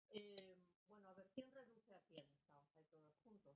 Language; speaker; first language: Spanish; native; Spanish